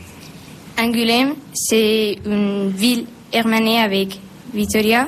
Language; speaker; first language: French; non-native, learner; Spanish